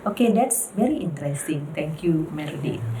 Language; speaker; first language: English; non-native, learner; Indonesian